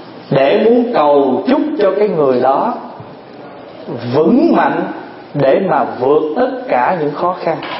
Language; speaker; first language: Vietnamese; native; Vietnamese